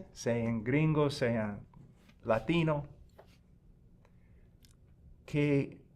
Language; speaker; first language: Spanish; non-native, fluent; English